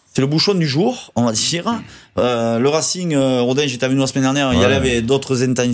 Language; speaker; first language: French; native; French